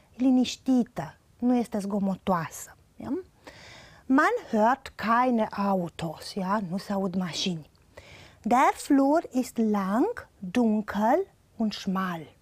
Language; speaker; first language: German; non-native, fluent; Romanian